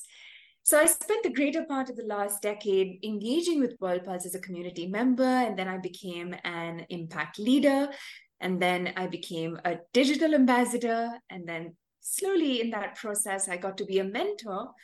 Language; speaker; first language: English; non-native, local second language; Tamil